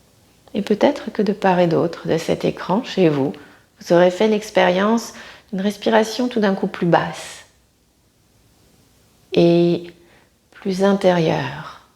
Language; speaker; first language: French; native; French